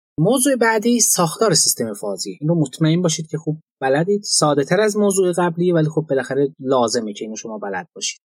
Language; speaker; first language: Persian; native; Persian